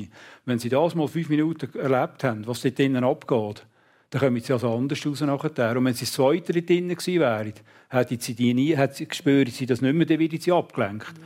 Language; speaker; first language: German; native; German